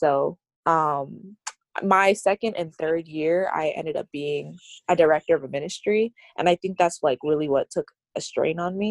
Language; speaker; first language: English; native; English